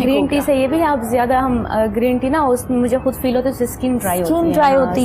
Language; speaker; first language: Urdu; non-native, local second language; Pashto